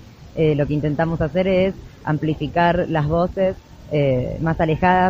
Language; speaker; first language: Spanish; native; Spanish